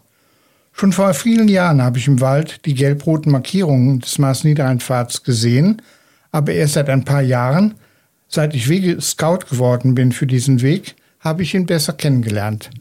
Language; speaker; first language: German; native; German